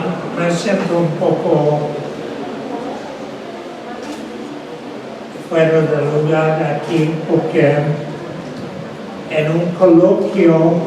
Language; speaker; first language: Spanish; non-native, fluent; English